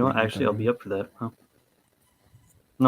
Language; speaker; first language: English; native; English